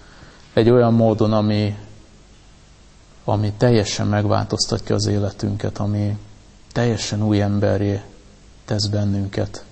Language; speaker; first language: Hungarian; native; Hungarian